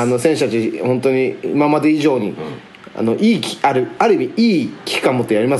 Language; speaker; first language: Japanese; native; Japanese